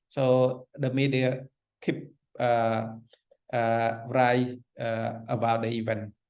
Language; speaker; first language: English; non-native, fluent; Khmer